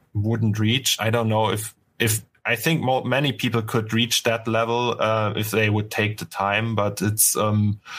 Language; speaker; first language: English; non-native, fluent; German